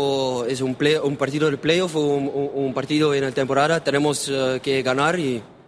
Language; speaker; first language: Spanish; non-native, learner; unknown